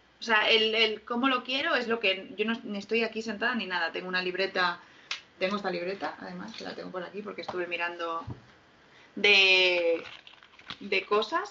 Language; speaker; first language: Spanish; native; Spanish